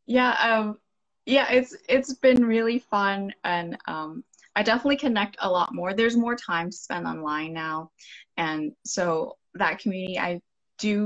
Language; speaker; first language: English; non-native, local second language; Cantonese